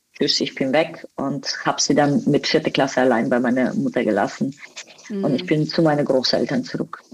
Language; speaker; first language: German; non-native, fluent; Bulgarian